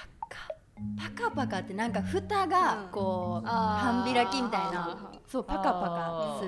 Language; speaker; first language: Japanese; native; Japanese